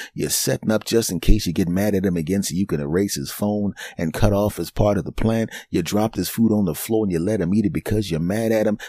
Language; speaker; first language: English; native; English